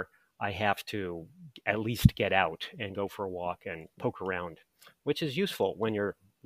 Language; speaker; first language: English; native; English